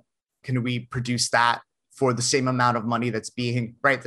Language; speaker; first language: English; native; English